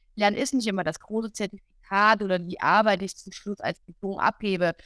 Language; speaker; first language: German; non-native, fluent; English